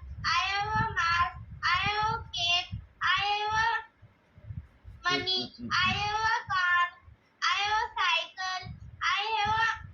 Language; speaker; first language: English; non-native, learner; Hindi